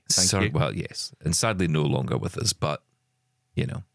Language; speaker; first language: English; native; English